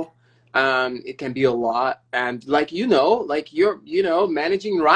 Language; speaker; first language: English; non-native, local second language; Yoruba